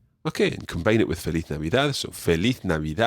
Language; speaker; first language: Spanish; non-native, fluent; English